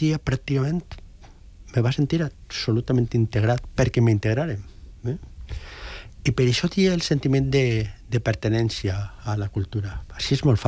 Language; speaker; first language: Catalan; early bilingual, other home language; Spanish